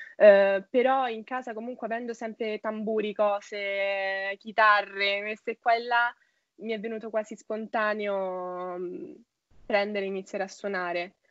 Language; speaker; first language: Italian; native; Italian